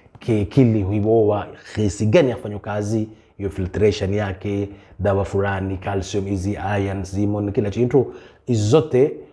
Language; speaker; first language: Swahili; native; Swahili